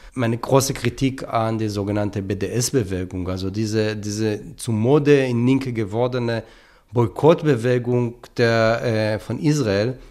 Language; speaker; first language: German; non-native, fluent; Hebrew